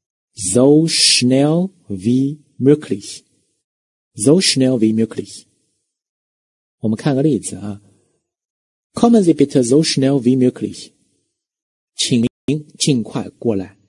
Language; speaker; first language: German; non-native, fluent; Chinese